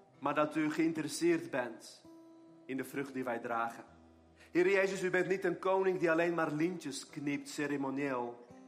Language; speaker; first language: Dutch; non-native, fluent; Armenian